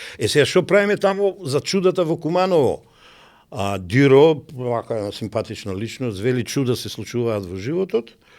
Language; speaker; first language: Macedonian; native; Macedonian